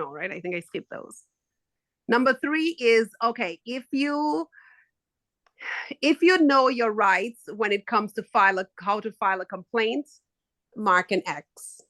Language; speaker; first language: English; native; English